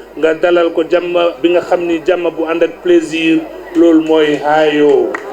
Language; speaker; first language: Wolof; non-native, local second language; Fula